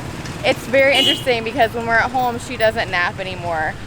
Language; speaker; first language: English; native; English